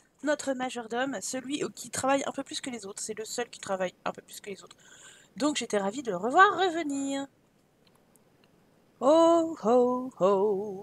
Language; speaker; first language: French; native; French